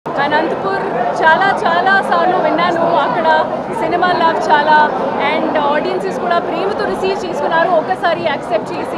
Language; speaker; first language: Telugu; non-native, fluent; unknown